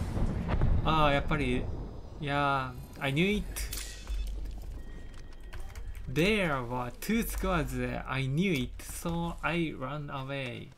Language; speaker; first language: English; non-native, learner; Japanese